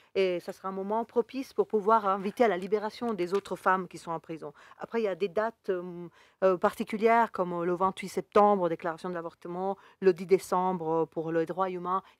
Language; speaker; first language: French; non-native, fluent; Spanish